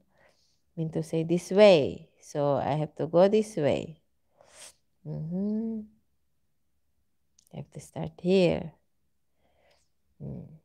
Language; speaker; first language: English; non-native, learner; Filipino